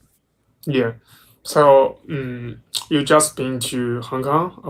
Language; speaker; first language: English; non-native, learner; Chinese